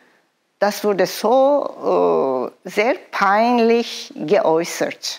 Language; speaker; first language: German; non-native, fluent; Turkish